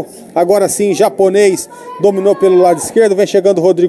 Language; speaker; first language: Portuguese; native; Portuguese